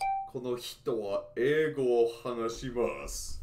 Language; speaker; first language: Japanese; non-native, learner; English